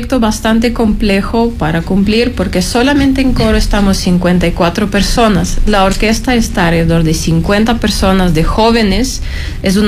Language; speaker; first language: Spanish; non-native, fluent; Ukrainian